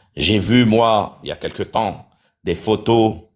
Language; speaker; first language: French; non-native, local second language; Arabic